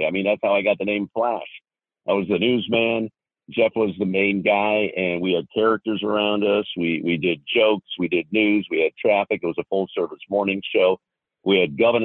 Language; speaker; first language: English; native; English